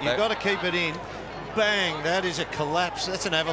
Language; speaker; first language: English; native; English